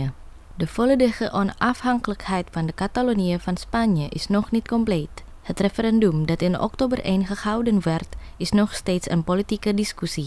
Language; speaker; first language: Dutch; non-native, learner; Indonesian